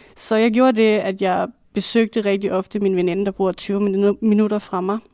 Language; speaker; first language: Danish; native; Danish